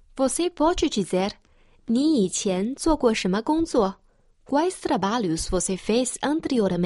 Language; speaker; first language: Portuguese; non-native, fluent; Chinese